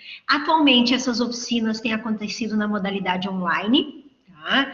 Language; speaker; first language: Portuguese; native; Portuguese